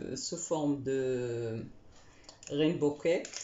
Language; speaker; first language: French; non-native, local second language; Arabic